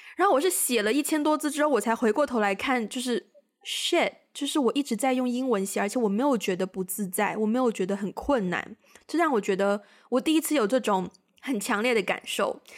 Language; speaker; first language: Chinese; native; Chinese